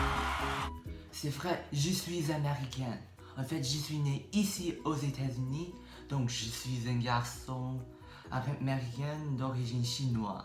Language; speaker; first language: French; non-native, learner; English